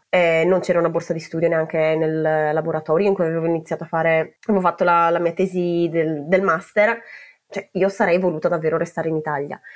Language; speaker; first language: Italian; native; Italian